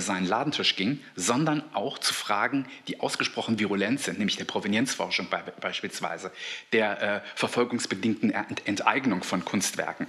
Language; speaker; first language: German; native; German